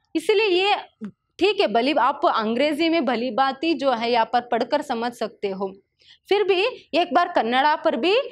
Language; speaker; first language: Hindi; non-native, local second language; Kannada